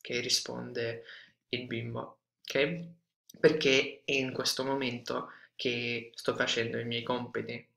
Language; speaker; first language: Italian; non-native, fluent; English